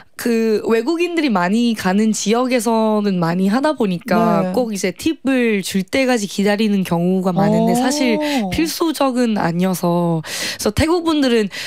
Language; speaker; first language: Korean; non-native, fluent; Thai